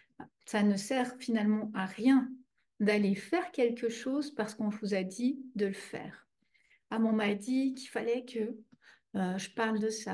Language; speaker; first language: French; native; French